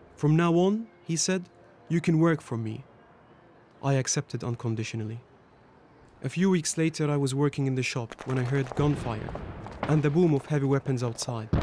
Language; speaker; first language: English; non-native, fluent; Burmese